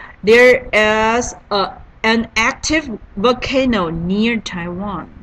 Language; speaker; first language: English; non-native, learner; Chinese